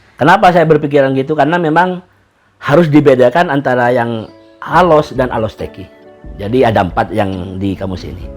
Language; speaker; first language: Indonesian; non-native, local second language; Madurese